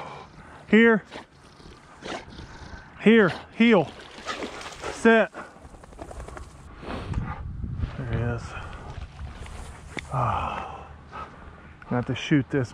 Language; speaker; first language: English; native; English